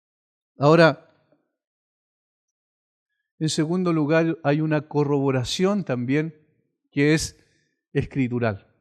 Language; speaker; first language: Spanish; native; Spanish